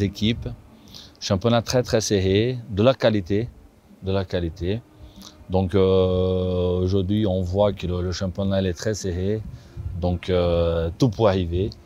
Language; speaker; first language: French; non-native, fluent; Portuguese